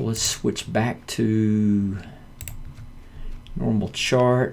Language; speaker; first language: English; native; English